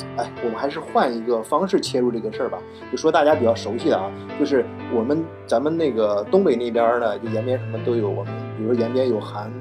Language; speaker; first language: Chinese; non-native, fluent; Korean